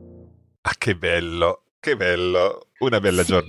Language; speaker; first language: Italian; non-native, fluent; English